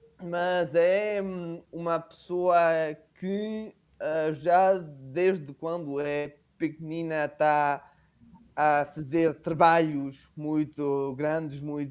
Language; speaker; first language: Portuguese; non-native, fluent; Italian